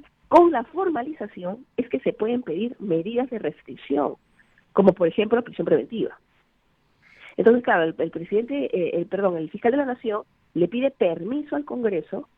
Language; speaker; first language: Spanish; native; Spanish